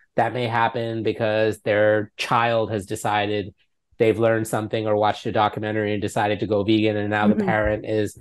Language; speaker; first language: English; native; English